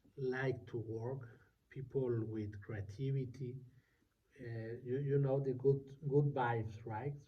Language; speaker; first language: English; non-native, learner; Spanish